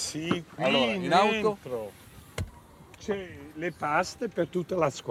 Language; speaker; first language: Italian; non-native, local second language; French